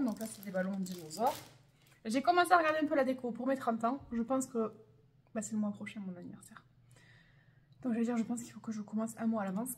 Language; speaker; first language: French; native; French